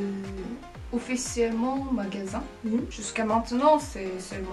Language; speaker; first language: French; non-native, learner; Korean